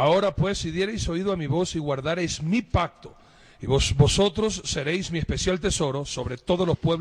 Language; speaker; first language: Spanish; native; Spanish